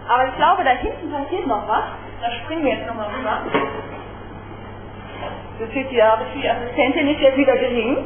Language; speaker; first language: German; native; German